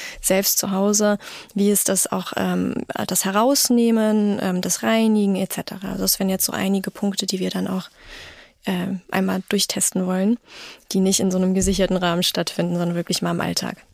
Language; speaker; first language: German; native; German